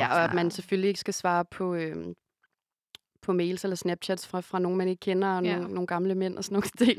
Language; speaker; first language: Danish; native; Danish